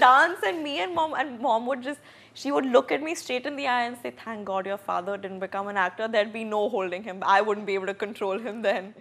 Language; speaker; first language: English; non-native, local second language; Hindi